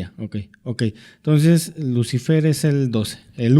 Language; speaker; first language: Spanish; native; Spanish